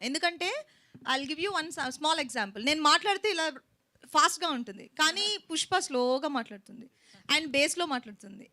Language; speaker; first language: Telugu; native; Telugu